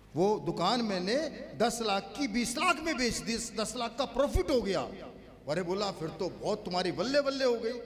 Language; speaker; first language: Hindi; native; Hindi